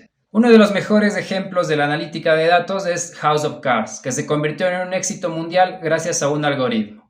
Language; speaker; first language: Spanish; native; Spanish